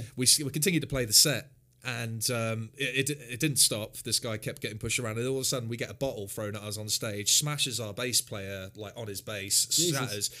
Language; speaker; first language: English; native; English